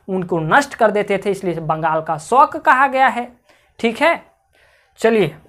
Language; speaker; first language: Hindi; native; Hindi